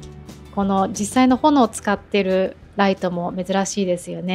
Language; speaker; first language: Japanese; native; Japanese